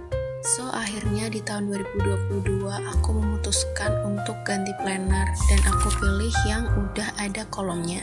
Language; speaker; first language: Indonesian; native; Indonesian